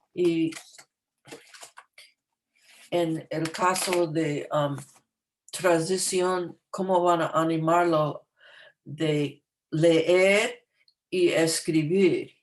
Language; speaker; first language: Spanish; non-native, fluent; English